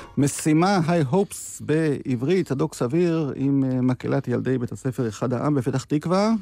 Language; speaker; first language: Hebrew; native; Hebrew